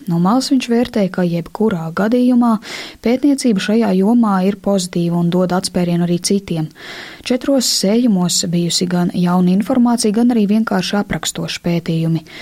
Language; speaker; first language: Latvian; native; Latvian